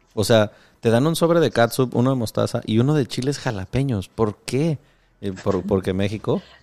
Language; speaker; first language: Spanish; native; Spanish